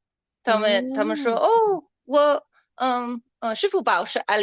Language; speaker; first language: Chinese; non-native, learner; English